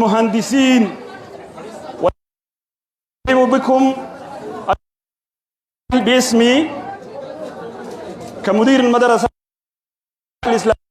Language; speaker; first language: Arabic; non-native, fluent; Oromo